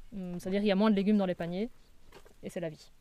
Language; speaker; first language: French; native; French